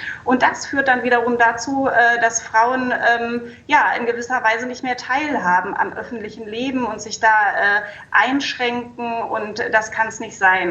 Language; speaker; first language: German; native; German